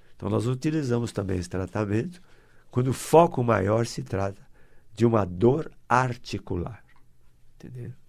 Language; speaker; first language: Portuguese; native; Portuguese